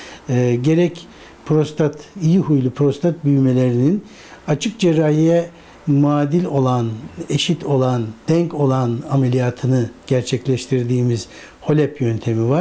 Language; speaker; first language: Turkish; native; Turkish